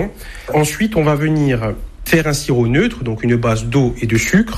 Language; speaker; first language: French; native; French